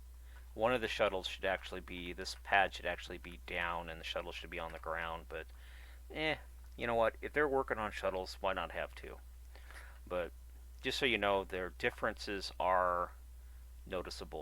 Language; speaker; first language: English; native; English